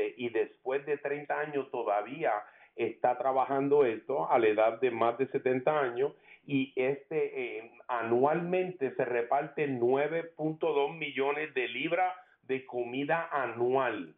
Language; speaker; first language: Spanish; early bilingual, heritage; Spanish